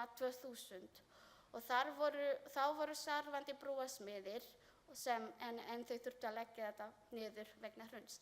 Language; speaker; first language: Icelandic; non-native, learner; Filipino